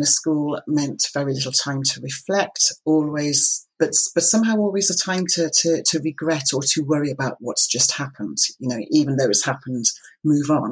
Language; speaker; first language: English; native; English